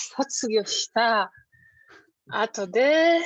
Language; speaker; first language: Japanese; non-native, learner; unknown